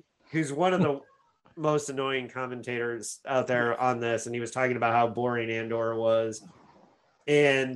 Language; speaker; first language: English; native; English